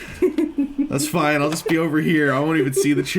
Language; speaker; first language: English; native; English